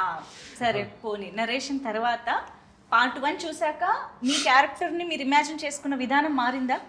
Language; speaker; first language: Telugu; native; Telugu